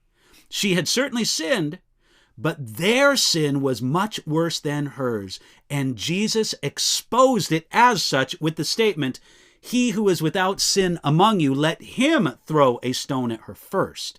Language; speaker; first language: English; native; English